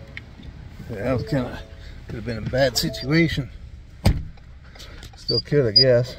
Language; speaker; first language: English; native; English